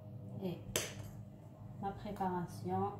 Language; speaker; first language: French; non-native, local second language; Arabic